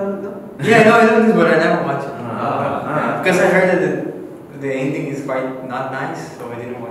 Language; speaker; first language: English; non-native, fluent; Portuguese